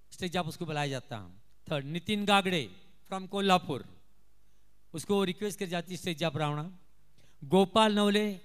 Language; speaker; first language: Hindi; non-native, local second language; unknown